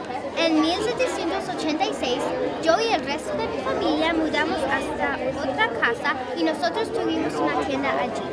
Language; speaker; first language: Spanish; non-native, learner; English